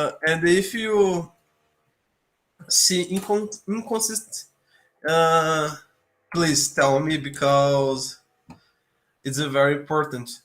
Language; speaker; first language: English; non-native, learner; Portuguese